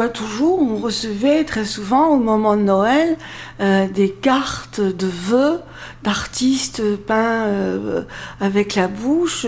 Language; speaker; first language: French; native; French